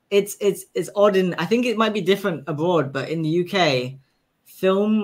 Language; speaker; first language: English; native; English